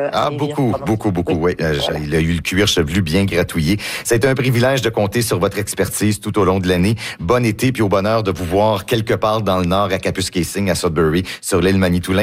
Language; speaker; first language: French; native; French